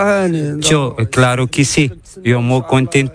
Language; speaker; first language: Spanish; non-native, learner; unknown